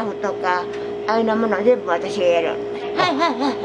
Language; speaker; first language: Japanese; native; Japanese